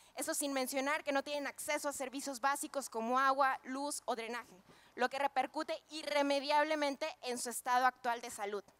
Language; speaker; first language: Spanish; native; Spanish